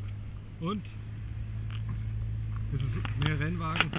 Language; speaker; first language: German; native; German